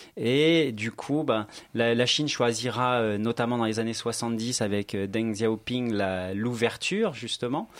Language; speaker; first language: French; native; French